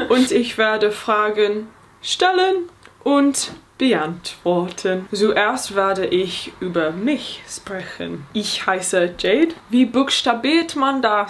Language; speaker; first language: German; non-native, learner; English